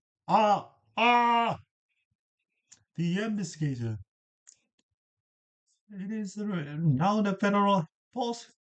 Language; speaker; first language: English; non-native, learner; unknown